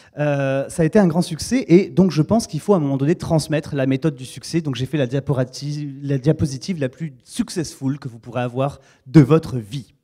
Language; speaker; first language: French; native; French